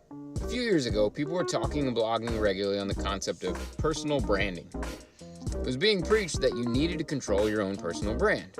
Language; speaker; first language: English; native; English